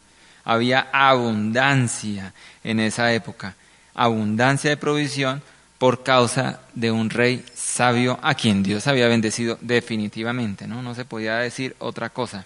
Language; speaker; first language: Spanish; native; Spanish